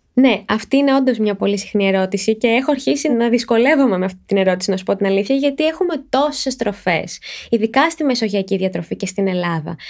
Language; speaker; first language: Greek; native; Greek